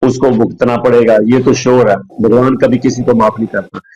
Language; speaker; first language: Hindi; non-native, local second language; Punjabi